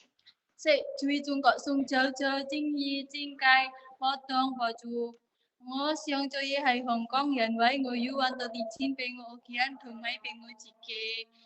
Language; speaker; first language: Cantonese; non-native, learner; Javanese